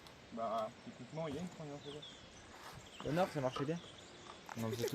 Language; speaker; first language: French; native; French